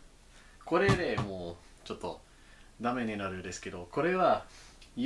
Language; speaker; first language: Japanese; non-native, learner; English